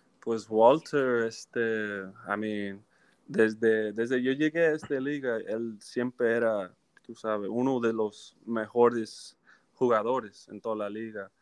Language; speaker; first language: Spanish; early bilingual, heritage; English